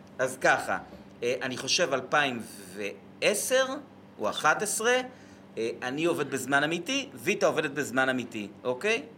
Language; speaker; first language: Hebrew; native; Hebrew